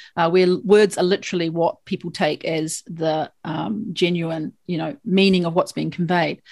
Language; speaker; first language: English; native; English